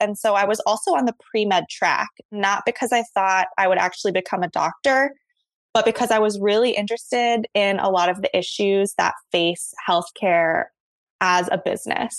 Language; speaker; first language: English; native; English